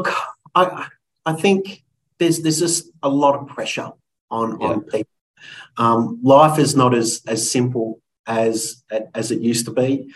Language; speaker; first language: English; native; English